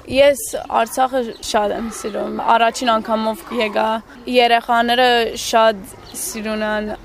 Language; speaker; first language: Armenian; early bilingual, heritage; Armenian